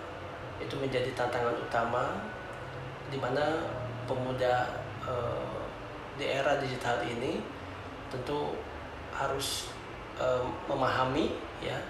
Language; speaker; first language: Indonesian; native; Indonesian